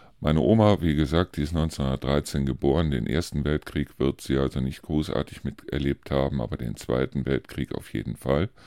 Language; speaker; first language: German; native; German